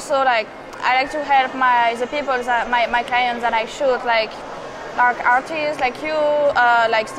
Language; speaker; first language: English; non-native, fluent; French